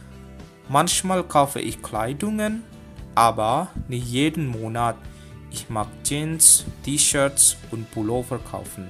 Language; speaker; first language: German; non-native, learner; Indonesian